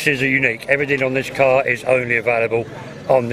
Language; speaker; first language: English; native; English